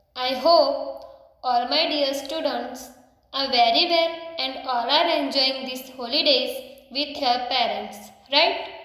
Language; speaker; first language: English; non-native, local second language; Gujarati